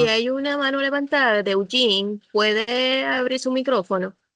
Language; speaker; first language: Spanish; native; Spanish